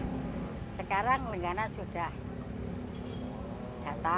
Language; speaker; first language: Indonesian; non-native, local second language; Javanese